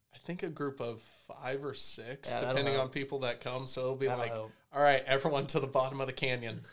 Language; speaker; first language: English; native; English